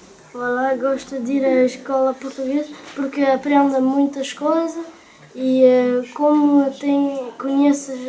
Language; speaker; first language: Portuguese; early bilingual, heritage; French